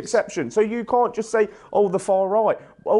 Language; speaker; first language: English; native; English